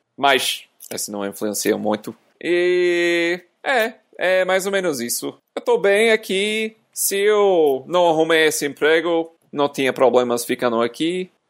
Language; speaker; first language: Portuguese; non-native, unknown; English